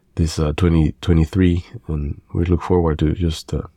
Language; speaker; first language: English; non-native, fluent; Spanish